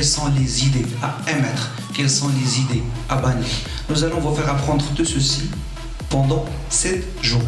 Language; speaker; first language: French; non-native, local second language; Arabic